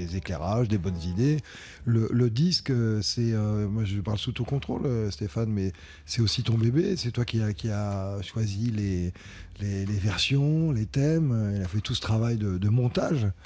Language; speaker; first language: French; native; French